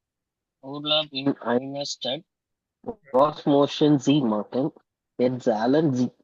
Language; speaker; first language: German; non-native, learner; Tamil